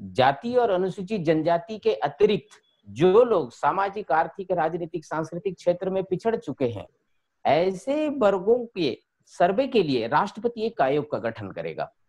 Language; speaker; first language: Hindi; native; Hindi